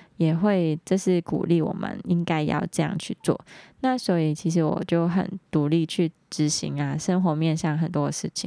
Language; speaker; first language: Chinese; non-native, local second language; Cantonese